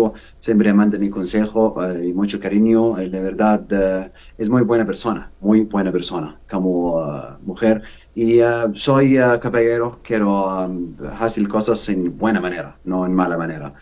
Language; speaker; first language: Spanish; non-native, learner; Arabic